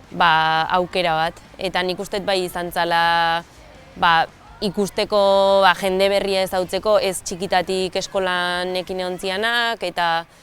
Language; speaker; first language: Basque; native; Basque